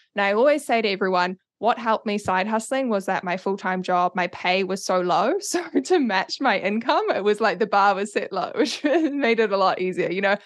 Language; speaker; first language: English; native; English